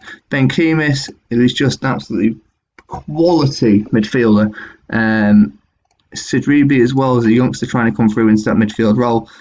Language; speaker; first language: English; native; English